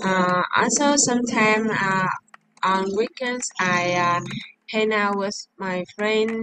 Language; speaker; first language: English; non-native, learner; Vietnamese